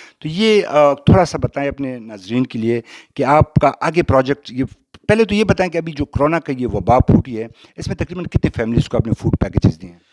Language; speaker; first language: Urdu; non-native, local second language; Pashto